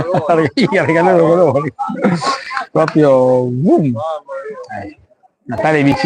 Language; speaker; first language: Italian; native; Italian